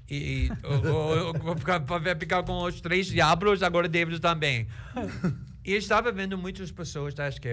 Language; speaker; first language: Portuguese; non-native, fluent; English